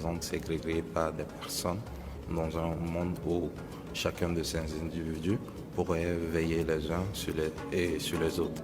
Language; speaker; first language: French; non-native, local second language; Bambara